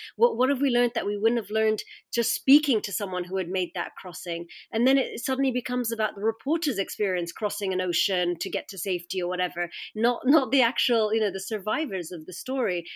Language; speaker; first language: English; native; English